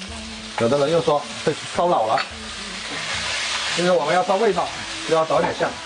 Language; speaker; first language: Chinese; native; Chinese